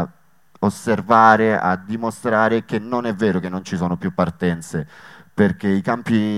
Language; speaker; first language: Italian; native; Italian